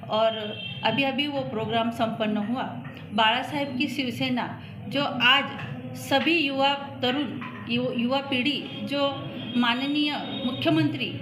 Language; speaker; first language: Hindi; non-native, local second language; Marathi